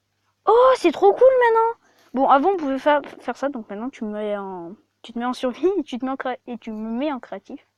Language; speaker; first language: French; native; French